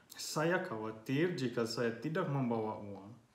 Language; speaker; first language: Indonesian; non-native, learner; Finnish